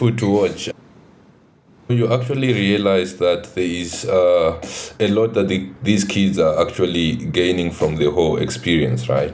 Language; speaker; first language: English; non-native, local second language; Shona